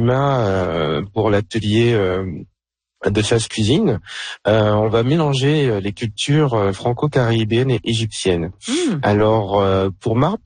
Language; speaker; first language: French; native; French